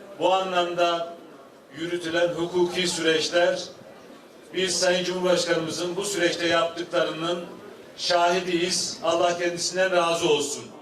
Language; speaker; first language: Turkish; native; Turkish